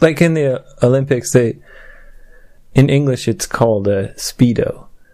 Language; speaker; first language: English; native; English